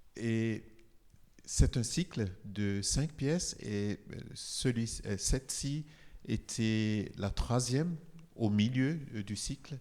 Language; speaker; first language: French; non-native, fluent; Igbo